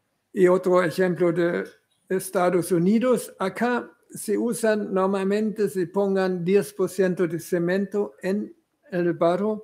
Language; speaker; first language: Spanish; non-native, fluent; German